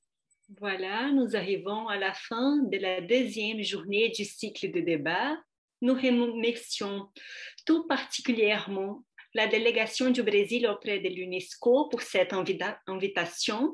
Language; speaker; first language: French; non-native, fluent; Portuguese